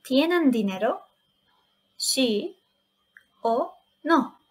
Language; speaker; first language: Spanish; non-native, fluent; Turkish